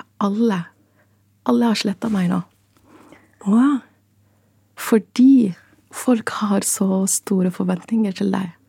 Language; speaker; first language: Norwegian; non-native, fluent; Arabic